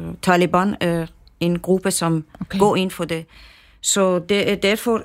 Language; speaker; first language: Danish; non-native, fluent; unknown